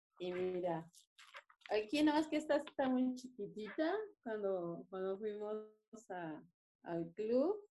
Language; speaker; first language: Spanish; native; Spanish